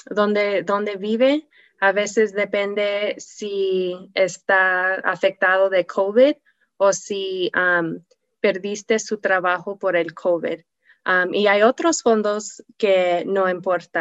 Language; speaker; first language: Spanish; non-native, learner; English